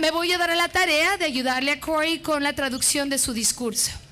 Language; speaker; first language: Spanish; native; Spanish